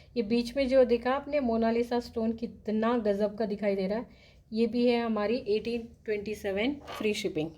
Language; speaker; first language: Hindi; non-native, local second language; Telugu